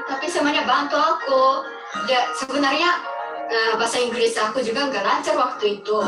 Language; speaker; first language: Indonesian; non-native, fluent; Japanese